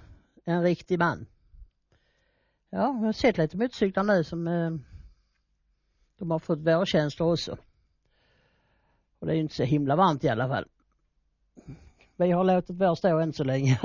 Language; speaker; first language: Swedish; native; Swedish